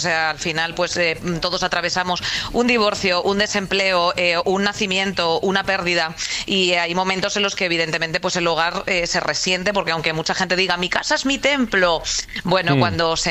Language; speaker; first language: Spanish; native; Spanish